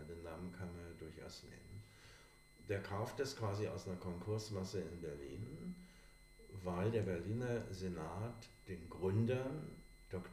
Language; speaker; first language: German; native; German